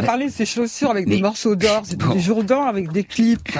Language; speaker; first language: French; native; French